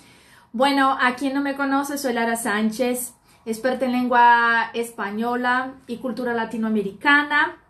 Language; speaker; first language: Spanish; non-native, fluent; Portuguese